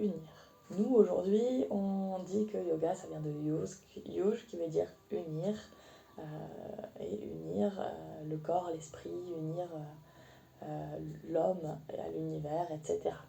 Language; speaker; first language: French; native; French